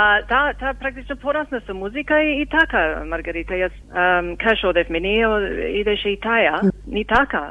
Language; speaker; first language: Macedonian; early bilingual, heritage; Macedonian